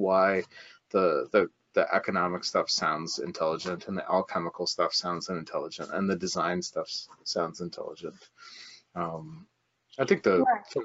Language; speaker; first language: English; native; English